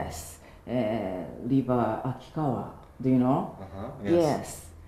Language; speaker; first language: English; non-native, learner; Japanese